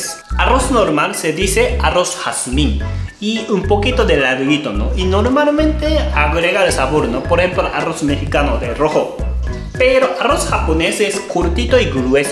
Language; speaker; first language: Spanish; non-native, learner; Japanese